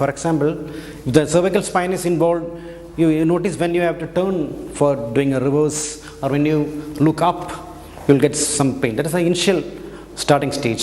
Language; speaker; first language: English; non-native, local second language; Malayalam